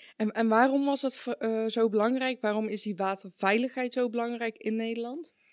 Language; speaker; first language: Dutch; early bilingual, other home language; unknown